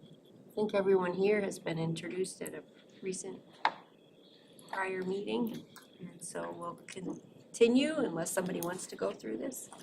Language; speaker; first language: English; native; English